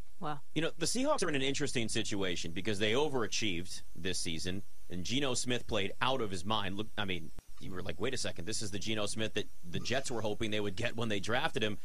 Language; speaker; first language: English; native; English